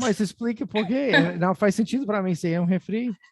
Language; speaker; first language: Portuguese; non-native, fluent; English